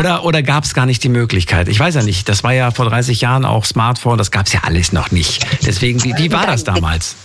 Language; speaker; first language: German; native; German